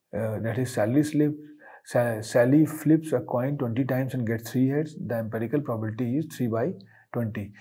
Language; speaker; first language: English; non-native, local second language; Hindi